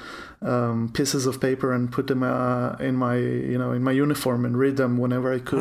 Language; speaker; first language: English; non-native, fluent; Hebrew